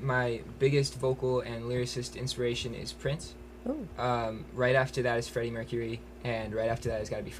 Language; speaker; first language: English; native; English